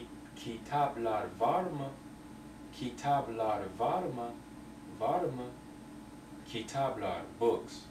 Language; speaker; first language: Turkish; non-native, learner; English